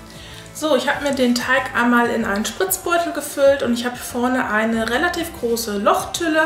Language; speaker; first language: German; native; German